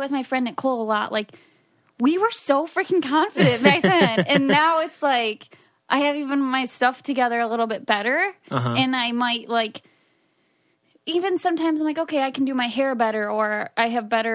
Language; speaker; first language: English; native; English